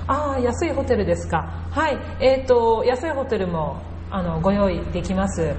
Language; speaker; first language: Japanese; native; Japanese